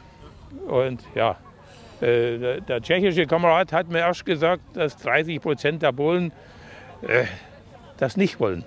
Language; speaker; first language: German; native; German